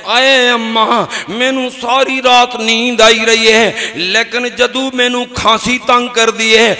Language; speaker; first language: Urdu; non-native, local second language; Punjabi